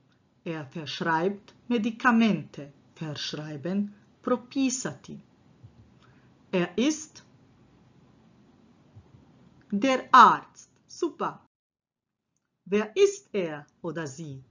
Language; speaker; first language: German; non-native, fluent; Croatian